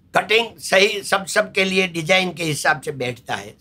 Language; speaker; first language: Hindi; non-native, local second language; Gujarati